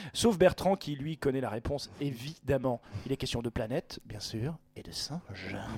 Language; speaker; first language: French; native; French